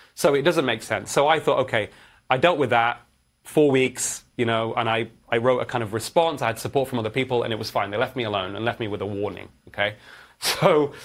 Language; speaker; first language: English; native; English